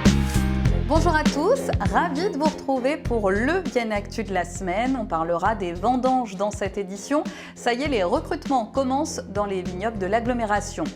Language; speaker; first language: French; native; French